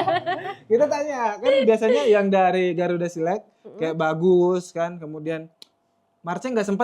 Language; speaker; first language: Indonesian; native; Indonesian